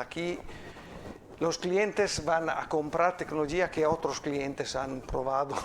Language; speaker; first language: Spanish; non-native, fluent; Italian